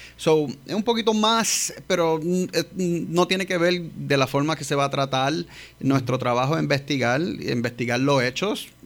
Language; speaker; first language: Spanish; early bilingual, heritage; English